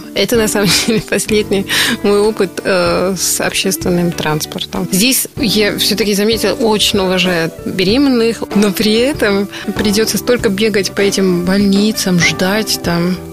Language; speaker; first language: Russian; non-native, fluent; German